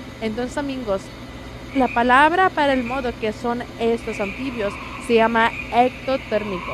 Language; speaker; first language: Spanish; early bilingual, heritage; Spanish